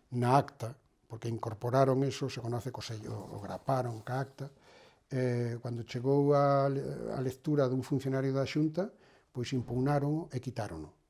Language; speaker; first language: Galician; native; Galician